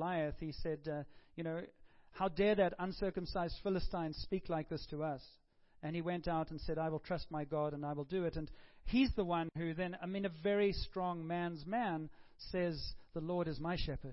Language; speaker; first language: English; native; English